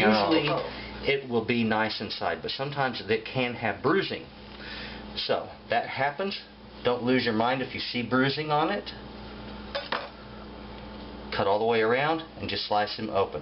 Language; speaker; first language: English; native; English